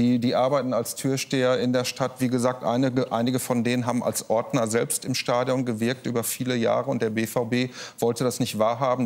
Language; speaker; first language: German; native; German